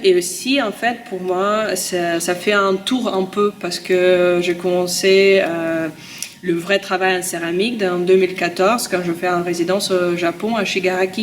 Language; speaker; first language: French; non-native, learner; Russian